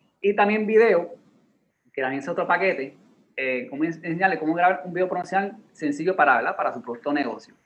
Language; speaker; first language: Spanish; native; Spanish